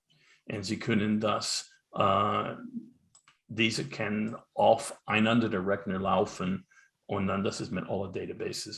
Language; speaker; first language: German; non-native, learner; English